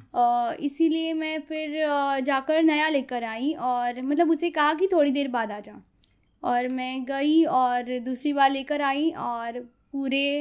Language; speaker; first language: Hindi; non-native, local second language; Konkani